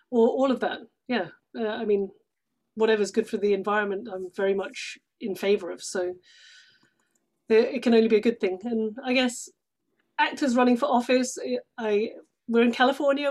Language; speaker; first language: English; native; English